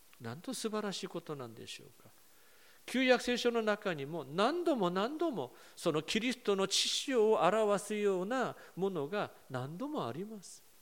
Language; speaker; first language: Japanese; non-native, fluent; Korean